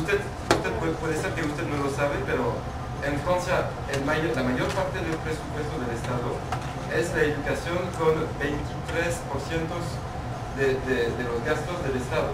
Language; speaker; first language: Spanish; non-native, fluent; French